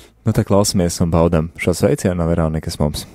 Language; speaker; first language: Latvian; native; Latvian